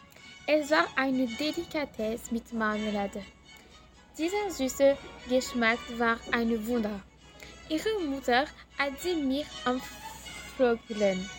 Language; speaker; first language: German; non-native, learner; French